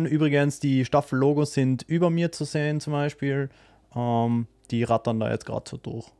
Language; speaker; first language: German; native; German